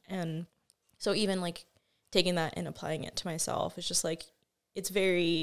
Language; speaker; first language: English; native; English